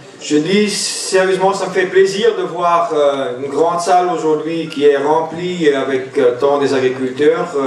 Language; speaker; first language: French; non-native, local second language; German